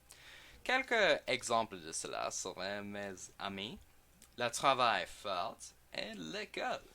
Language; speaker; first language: French; non-native, learner; English